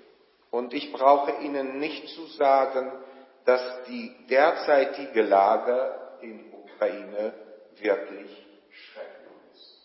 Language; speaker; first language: German; non-native, fluent; Polish